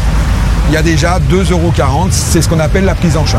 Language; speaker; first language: French; native; French